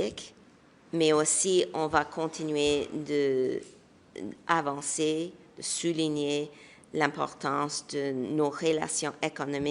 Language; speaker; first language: French; non-native, local second language; English